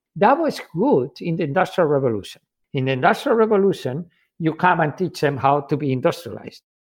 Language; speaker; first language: English; non-native, fluent; Spanish